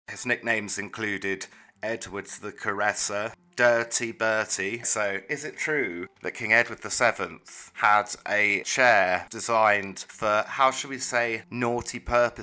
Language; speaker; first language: English; native; English